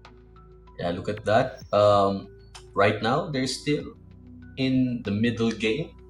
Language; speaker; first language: English; non-native, local second language; Filipino